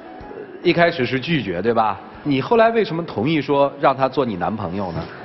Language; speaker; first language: Chinese; native; Chinese